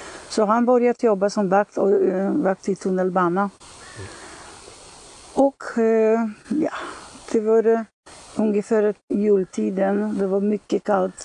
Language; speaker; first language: Swedish; non-native, fluent; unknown